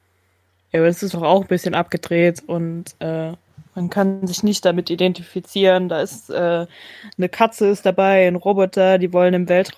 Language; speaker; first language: German; native; German